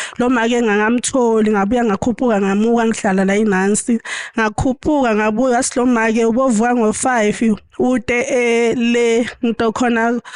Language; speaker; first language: Zulu; non-native, local second language; Swati